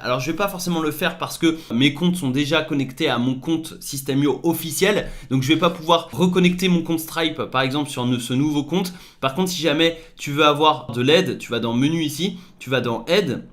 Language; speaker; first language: French; native; French